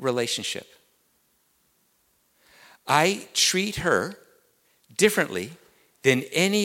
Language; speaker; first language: English; native; English